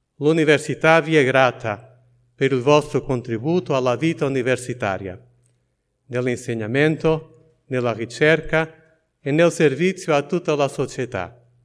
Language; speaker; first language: Italian; non-native, fluent; Portuguese